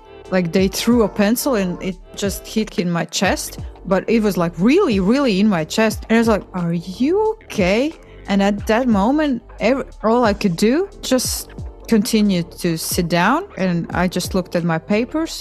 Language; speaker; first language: English; non-native, fluent; Latvian